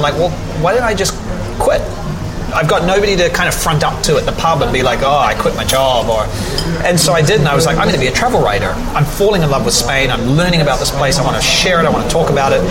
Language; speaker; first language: English; native; English